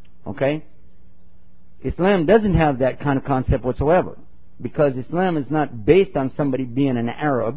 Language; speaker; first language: English; native; English